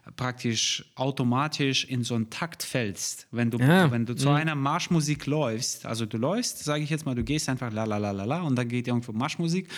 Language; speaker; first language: German; non-native, fluent; Russian